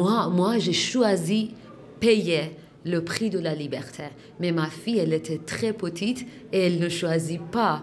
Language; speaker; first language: French; non-native, fluent; Persian